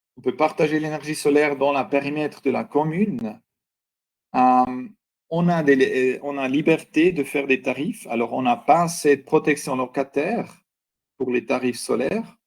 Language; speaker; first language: French; non-native, local second language; German